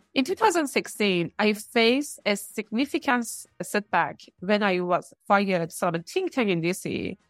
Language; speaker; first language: English; non-native, fluent; Persian